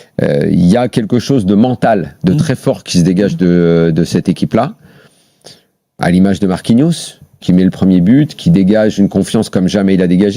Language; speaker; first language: French; native; French